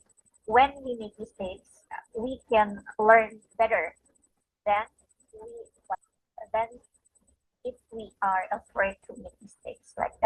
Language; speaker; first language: English; non-native, fluent; Indonesian